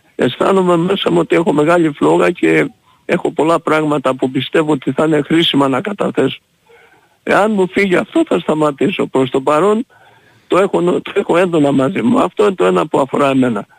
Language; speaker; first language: Greek; native; Greek